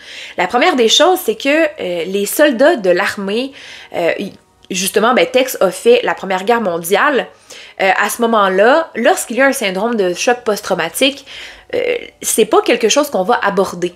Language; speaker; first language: French; native; French